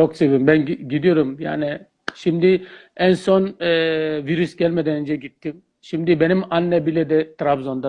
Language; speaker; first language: Turkish; non-native, learner; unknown